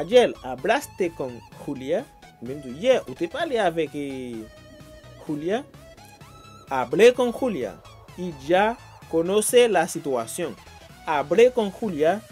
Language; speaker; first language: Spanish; non-native, fluent; Haitian Creole